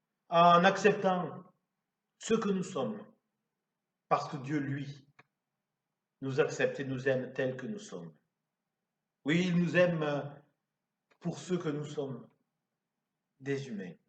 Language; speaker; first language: French; native; French